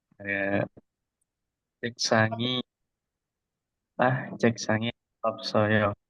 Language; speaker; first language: Korean; non-native, learner; Indonesian